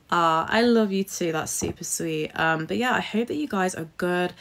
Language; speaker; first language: English; native; English